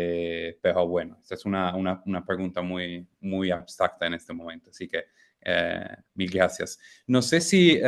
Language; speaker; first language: Spanish; non-native, fluent; Italian